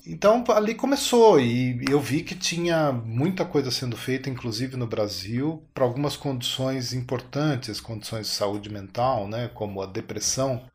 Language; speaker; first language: Portuguese; native; Portuguese